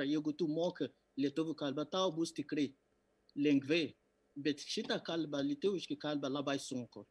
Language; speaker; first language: Lithuanian; non-native, learner; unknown